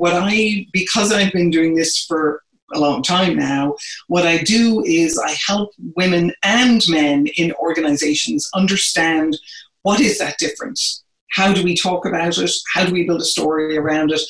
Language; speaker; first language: English; native; English